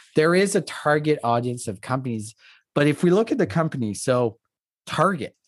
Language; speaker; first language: English; non-native, fluent; French